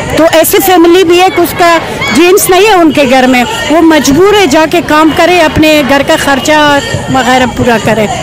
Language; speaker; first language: Hindi; non-native, fluent; Persian